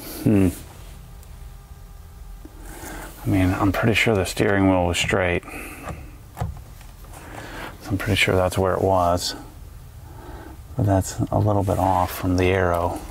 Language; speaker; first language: English; native; English